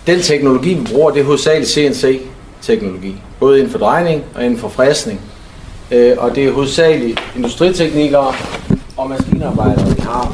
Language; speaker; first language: Danish; native; Danish